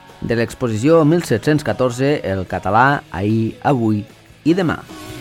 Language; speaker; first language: Catalan; native; Catalan